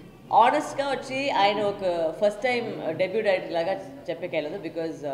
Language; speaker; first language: Telugu; non-native, learner; Tamil